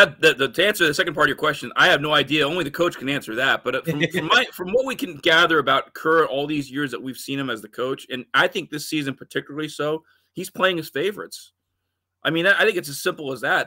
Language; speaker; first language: English; native; English